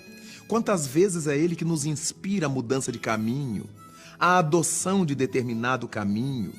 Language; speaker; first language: Portuguese; native; Portuguese